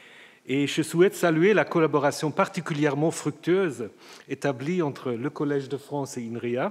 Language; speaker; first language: French; native; French